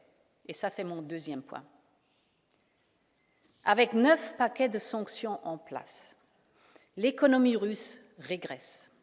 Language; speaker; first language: French; non-native, fluent; German